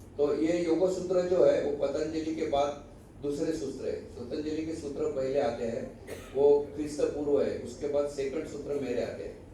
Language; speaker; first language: Hindi; non-native, local second language; Marathi